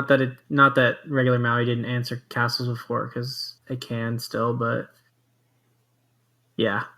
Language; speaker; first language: English; native; English